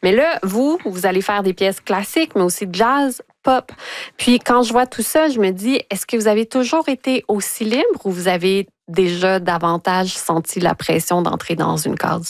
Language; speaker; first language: French; native; French